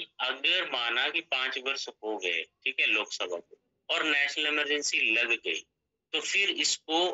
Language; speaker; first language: Hindi; native; Hindi